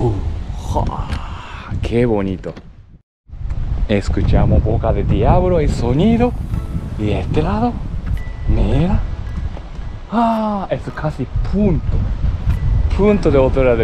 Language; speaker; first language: Spanish; non-native, learner; Japanese